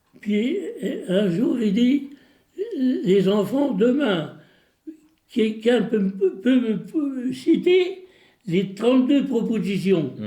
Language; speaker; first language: French; early bilingual, other home language; Italian